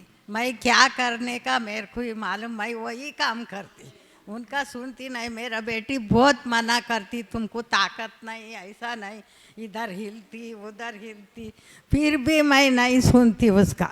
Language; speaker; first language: Hindi; non-native, local second language; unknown